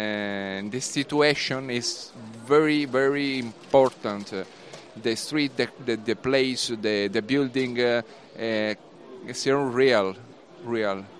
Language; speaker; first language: English; non-native, learner; Italian